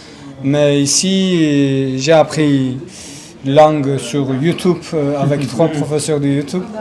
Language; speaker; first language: French; non-native, learner; Kurdish